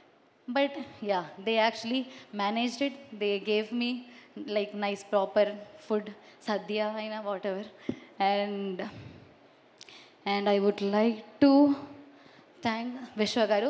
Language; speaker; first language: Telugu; non-native, learner; Malayalam